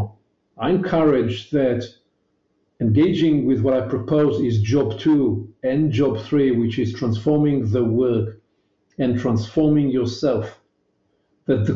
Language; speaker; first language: English; non-native, fluent; Hebrew